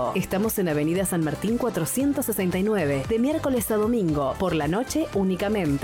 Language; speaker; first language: Spanish; native; Spanish